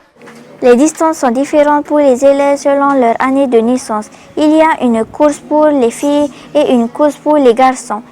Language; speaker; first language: French; native; French